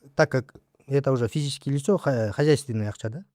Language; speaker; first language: Russian; non-native, local second language; Kyrgyz